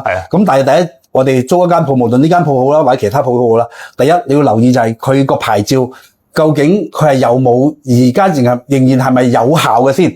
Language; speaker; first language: Cantonese; native; Cantonese